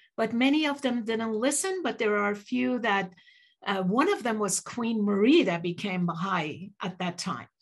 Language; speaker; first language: English; early bilingual, other home language; Persian